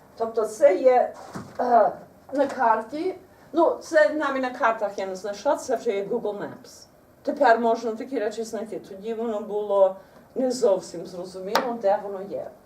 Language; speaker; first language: Ukrainian; early bilingual, heritage; Ukrainian